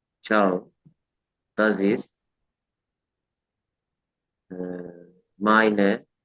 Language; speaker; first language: German; non-native, learner; Turkish